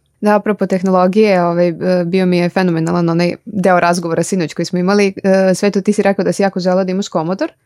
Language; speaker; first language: Serbian; native; Serbian